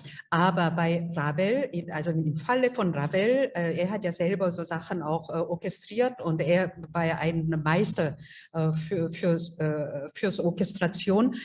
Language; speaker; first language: German; non-native, fluent; Korean